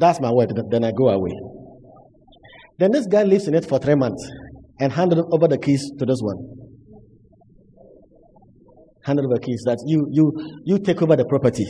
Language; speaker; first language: English; non-native, local second language; Akan